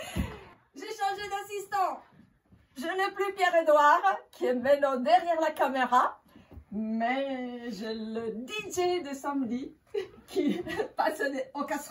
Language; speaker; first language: French; non-native, fluent; Italian